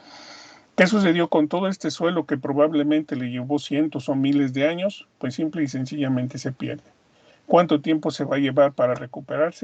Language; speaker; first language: Spanish; native; Spanish